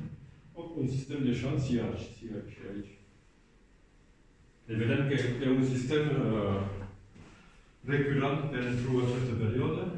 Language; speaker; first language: Romanian; non-native, learner; French